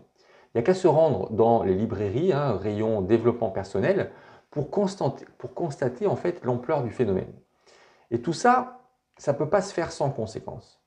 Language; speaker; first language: French; native; French